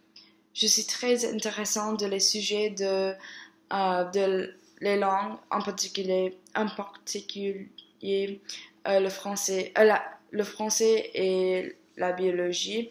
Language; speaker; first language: French; non-native, learner; English